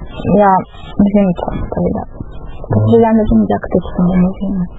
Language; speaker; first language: Czech; non-native, fluent; Russian